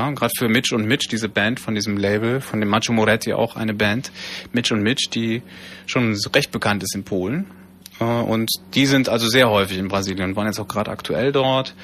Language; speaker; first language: German; native; German